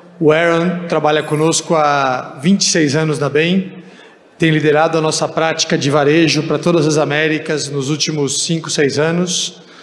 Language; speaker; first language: Portuguese; native; Portuguese